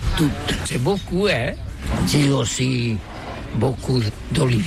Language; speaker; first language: French; non-native, learner; Catalan